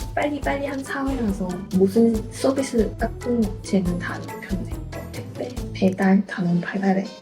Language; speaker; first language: Korean; non-native, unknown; Chinese